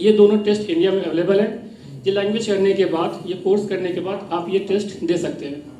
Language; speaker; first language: Hindi; native; Hindi